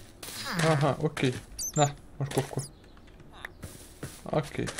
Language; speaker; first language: Russian; native; Russian